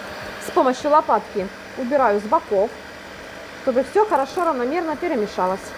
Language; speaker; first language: Russian; native; Russian